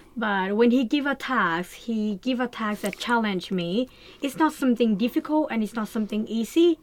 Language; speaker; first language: English; non-native, learner; Thai